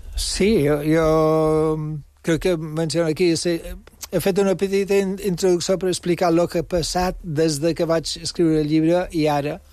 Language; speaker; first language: Catalan; non-native, local second language; English